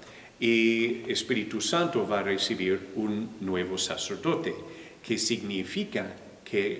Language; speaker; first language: Spanish; non-native, fluent; English